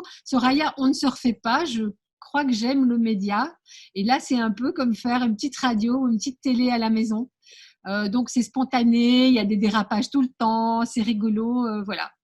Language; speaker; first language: French; native; French